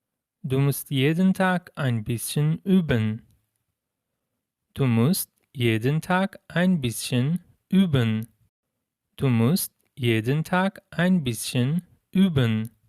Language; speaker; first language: German; non-native, fluent; Persian